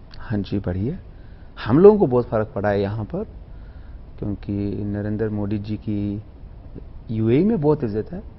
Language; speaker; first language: Hindi; early bilingual, heritage; Punjabi